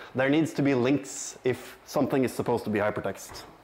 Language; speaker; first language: English; non-native, fluent; Norwegian